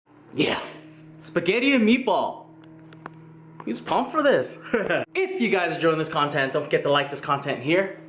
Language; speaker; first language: English; native; English